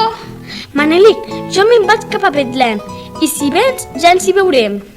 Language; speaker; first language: Catalan; native; Catalan